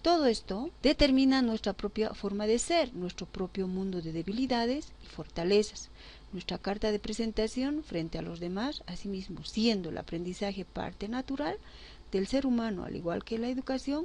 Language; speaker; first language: Spanish; native; Spanish